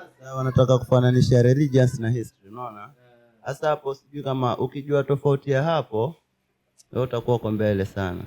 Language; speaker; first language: Swahili; native; Swahili